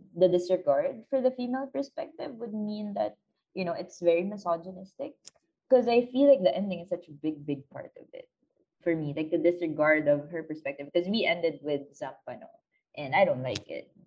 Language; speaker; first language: English; non-native, local second language; Filipino